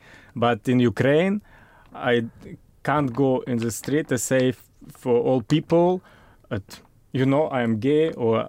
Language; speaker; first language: English; non-native, learner; Russian